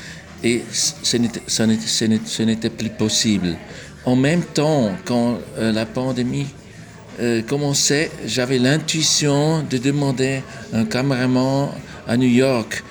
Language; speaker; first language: French; non-native, local second language; German